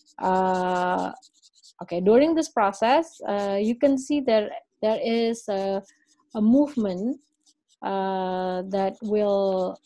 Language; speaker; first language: English; non-native, fluent; Indonesian